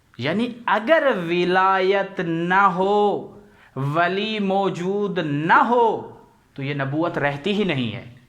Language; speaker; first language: Urdu; non-native, local second language; Punjabi